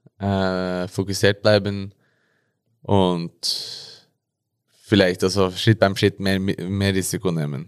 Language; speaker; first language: German; non-native, learner; Norwegian